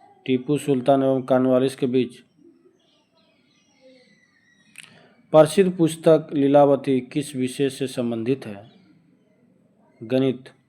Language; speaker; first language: Hindi; native; Hindi